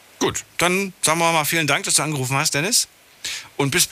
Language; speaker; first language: German; native; German